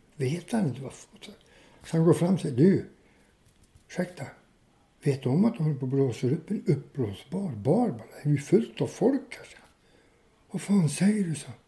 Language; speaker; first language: Swedish; native; Swedish